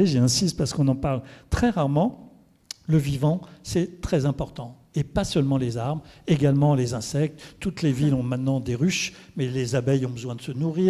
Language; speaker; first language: French; native; French